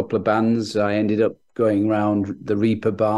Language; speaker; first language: English; native; English